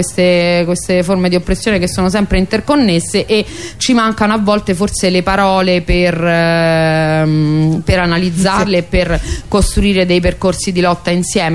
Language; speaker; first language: Italian; native; Italian